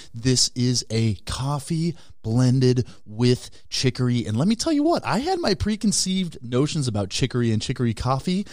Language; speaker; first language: English; native; English